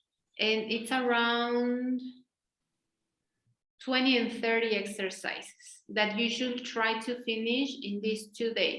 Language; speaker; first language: English; non-native, fluent; Spanish